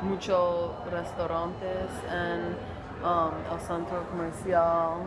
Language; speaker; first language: Spanish; non-native, learner; English